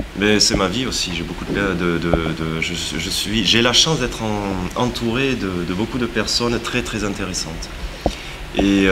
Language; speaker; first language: French; native; French